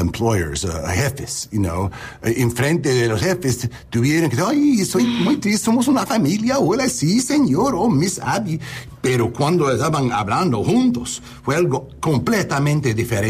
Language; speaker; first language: Spanish; non-native, learner; English